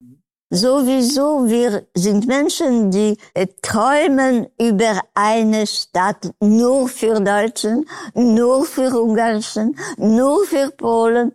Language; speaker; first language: German; non-native, learner; Polish